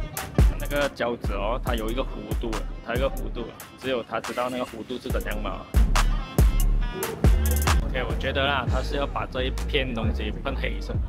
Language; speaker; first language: Chinese; native; Chinese